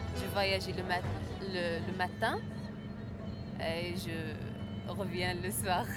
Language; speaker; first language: French; non-native, learner; Arabic